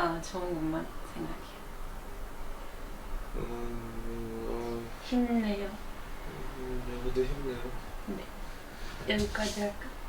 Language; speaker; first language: Korean; non-native, learner; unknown